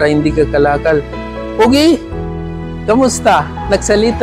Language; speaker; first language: Filipino; non-native, learner; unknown